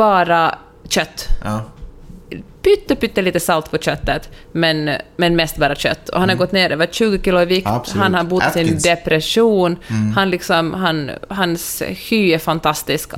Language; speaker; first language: Swedish; native; Swedish